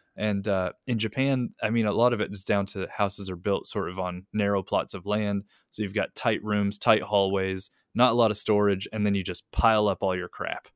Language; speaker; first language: English; native; English